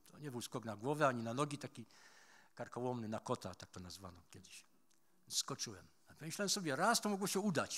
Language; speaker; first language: Polish; native; Polish